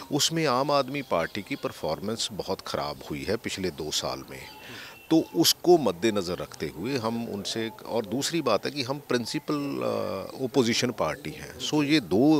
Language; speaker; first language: Hindi; non-native, local second language; Punjabi